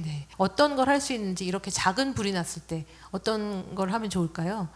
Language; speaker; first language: Korean; native; Korean